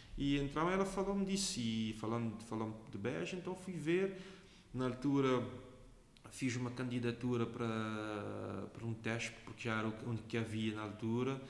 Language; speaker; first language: Portuguese; non-native, local second language; Kabuverdianu